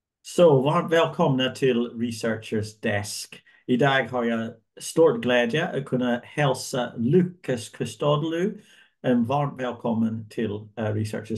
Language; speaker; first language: Swedish; non-native, fluent; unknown